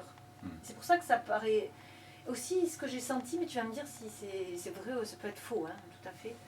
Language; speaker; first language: French; native; French